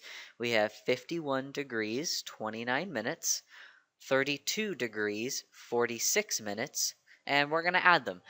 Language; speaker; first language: English; native; English